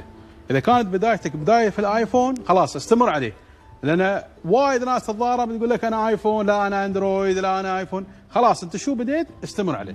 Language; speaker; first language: Arabic; native; Arabic